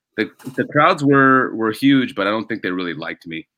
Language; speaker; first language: English; native; English